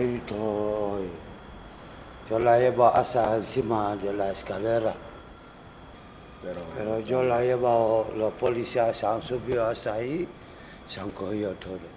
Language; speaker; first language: Spanish; non-native, learner; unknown